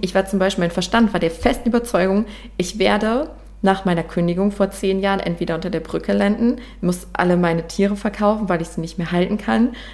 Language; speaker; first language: German; native; German